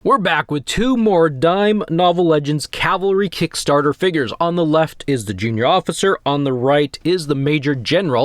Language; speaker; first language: English; native; English